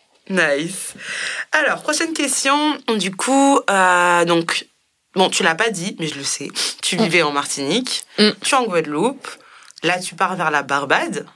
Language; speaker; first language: French; native; French